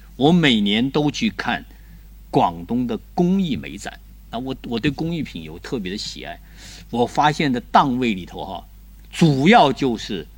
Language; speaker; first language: Chinese; native; Chinese